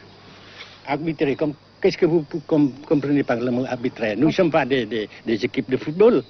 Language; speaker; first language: French; non-native, local second language; Vietnamese